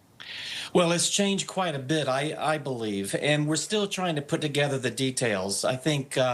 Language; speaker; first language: English; native; English